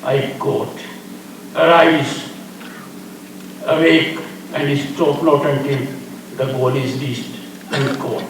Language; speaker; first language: English; non-native, local second language; Hindi